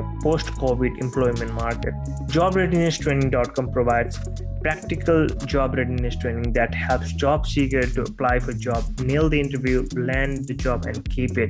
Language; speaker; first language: English; non-native, fluent; Nepali